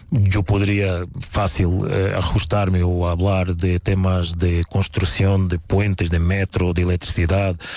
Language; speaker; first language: Spanish; non-native, fluent; Portuguese